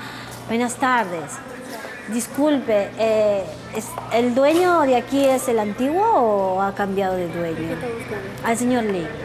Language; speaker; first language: Spanish; native; Spanish